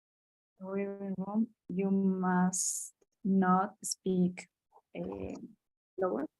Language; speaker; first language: English; non-native, learner; Spanish